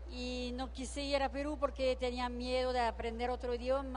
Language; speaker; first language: Spanish; non-native, fluent; French